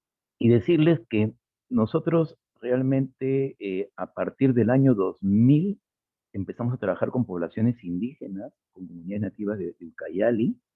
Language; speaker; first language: Spanish; native; Spanish